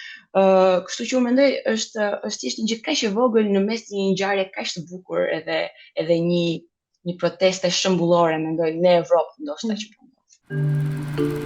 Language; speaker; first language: Albanian; native; Albanian